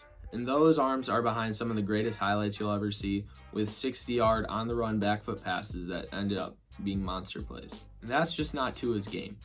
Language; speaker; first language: English; native; English